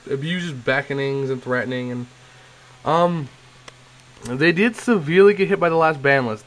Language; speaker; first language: English; native; English